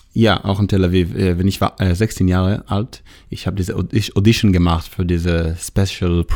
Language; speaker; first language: German; non-native, learner; Hebrew